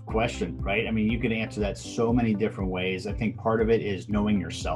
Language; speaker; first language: English; native; English